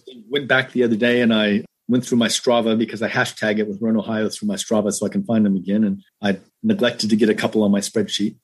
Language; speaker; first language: English; native; English